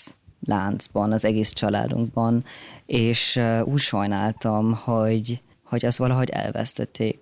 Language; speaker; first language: Hungarian; early bilingual, heritage; German